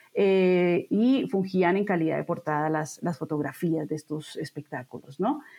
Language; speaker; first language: Spanish; native; Spanish